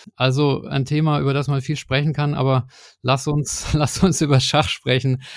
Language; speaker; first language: German; native; German